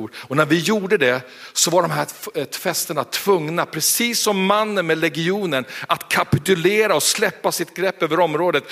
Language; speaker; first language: Swedish; native; Swedish